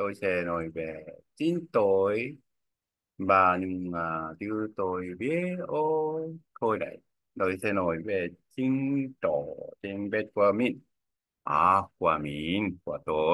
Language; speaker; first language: Vietnamese; non-native, learner; Korean